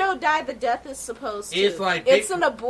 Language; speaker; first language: English; native; English